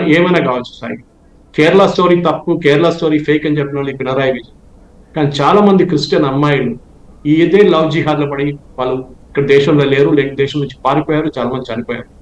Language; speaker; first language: Telugu; non-native, local second language; Malayalam